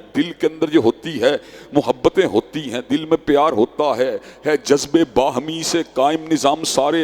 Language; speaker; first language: Urdu; native; Urdu